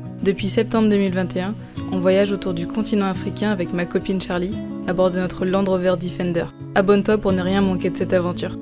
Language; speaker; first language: French; native; French